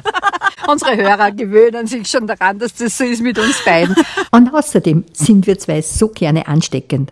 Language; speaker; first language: German; native; German